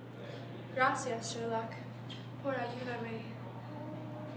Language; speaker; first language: Spanish; non-native, learner; English